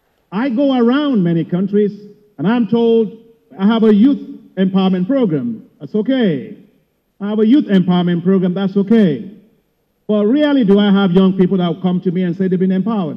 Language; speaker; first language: English; non-native, local second language; Yoruba